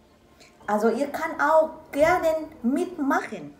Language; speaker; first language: German; non-native, learner; Vietnamese